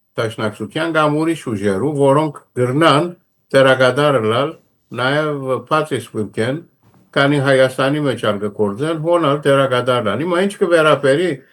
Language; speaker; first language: Armenian; early bilingual, heritage; Armenian